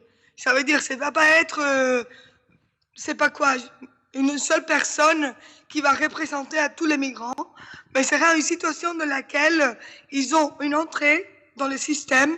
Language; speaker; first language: French; non-native, fluent; Spanish